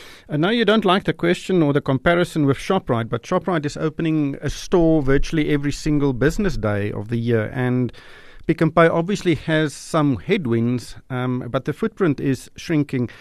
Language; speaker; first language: English; non-native, local second language; Afrikaans